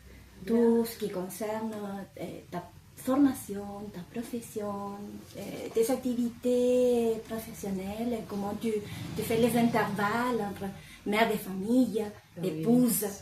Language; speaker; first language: French; non-native, fluent; Spanish